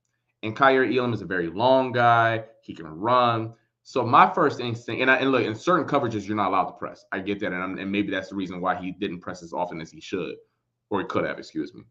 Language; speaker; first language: English; native; English